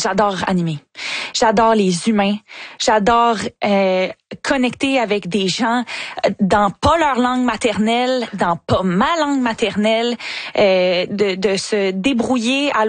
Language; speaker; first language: French; native; French